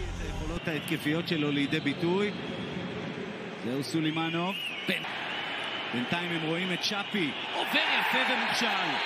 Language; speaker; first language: Hebrew; native; Hebrew